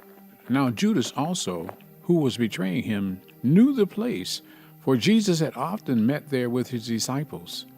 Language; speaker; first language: English; native; English